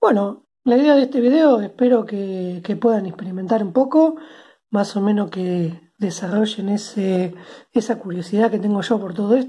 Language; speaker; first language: Spanish; native; Spanish